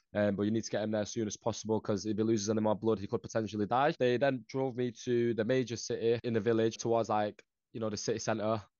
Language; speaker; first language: English; early bilingual, other home language; Northeastern Thai